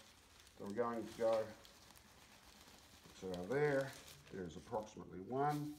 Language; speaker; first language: English; native; English